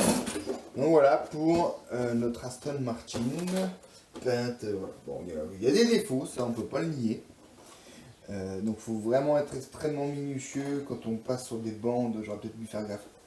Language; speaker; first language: French; native; French